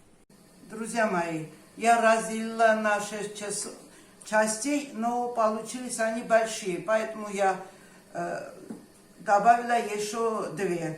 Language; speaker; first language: Russian; non-native, fluent; Armenian